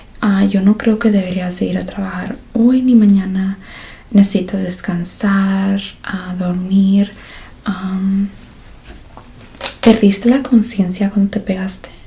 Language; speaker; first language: Spanish; early bilingual, heritage; Spanish